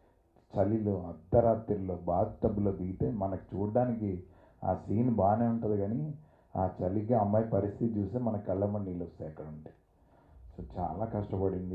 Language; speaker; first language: Telugu; native; Telugu